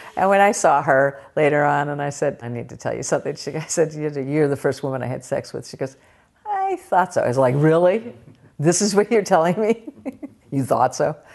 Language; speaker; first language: English; native; English